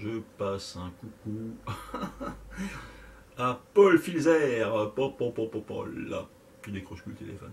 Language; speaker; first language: French; native; French